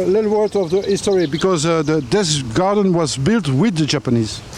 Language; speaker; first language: English; non-native, fluent; French